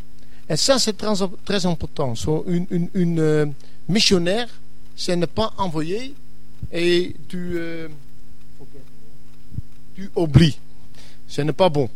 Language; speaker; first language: French; non-native, learner; English